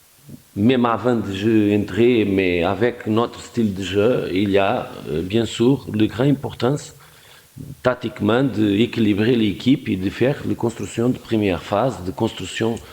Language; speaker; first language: French; non-native, fluent; Portuguese